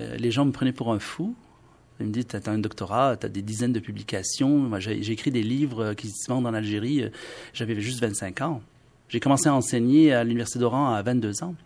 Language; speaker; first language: French; non-native, local second language; Arabic